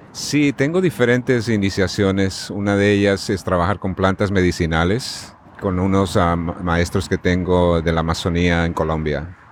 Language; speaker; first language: Spanish; native; Spanish